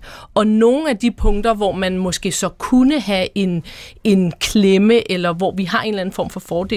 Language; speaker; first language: Danish; native; Danish